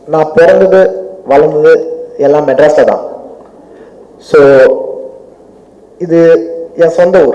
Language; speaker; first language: Tamil; non-native, local second language; Telugu